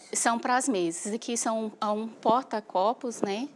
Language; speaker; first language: Portuguese; native; Portuguese